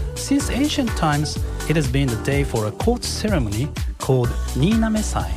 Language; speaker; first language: English; non-native, fluent; Japanese